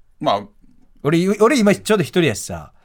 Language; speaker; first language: Japanese; native; Japanese